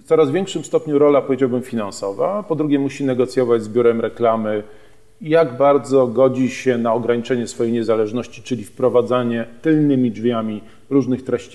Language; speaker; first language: Polish; native; Polish